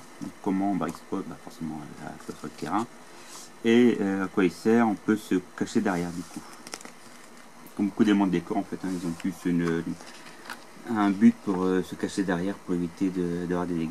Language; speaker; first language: French; native; French